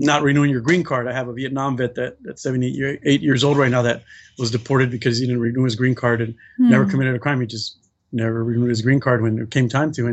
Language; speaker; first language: English; native; English